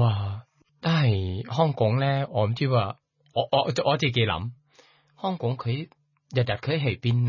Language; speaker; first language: Cantonese; non-native, fluent; Thai